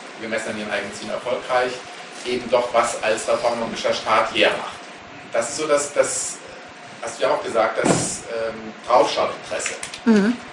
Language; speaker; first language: German; native; German